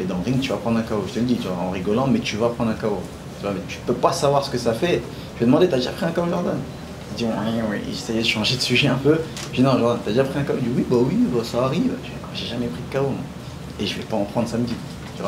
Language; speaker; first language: French; native; French